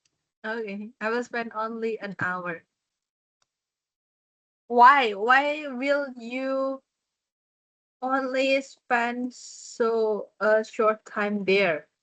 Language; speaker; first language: English; non-native, fluent; Indonesian